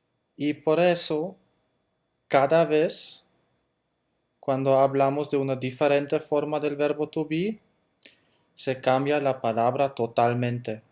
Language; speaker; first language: Spanish; non-native, fluent; German